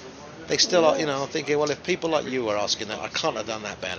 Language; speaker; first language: English; native; English